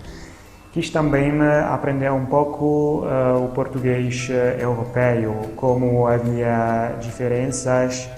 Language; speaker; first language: Portuguese; non-native, fluent; Italian